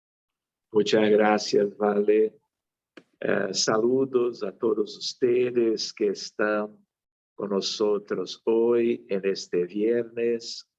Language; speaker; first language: Spanish; non-native, fluent; Portuguese